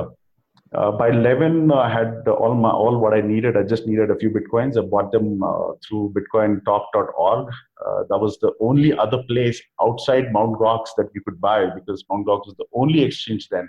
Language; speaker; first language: English; non-native, local second language; Kannada